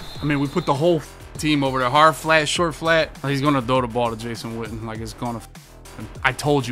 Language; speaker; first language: English; native; English